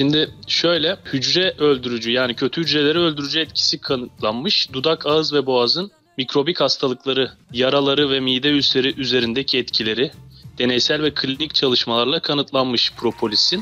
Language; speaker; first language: Turkish; native; Turkish